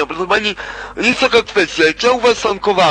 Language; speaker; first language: Polish; native; Polish